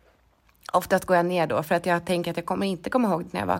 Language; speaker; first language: Swedish; native; Swedish